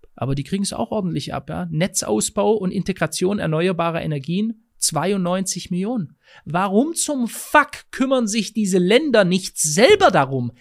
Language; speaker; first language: German; native; German